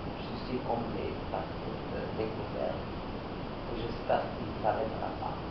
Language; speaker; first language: French; non-native, local second language; Romanian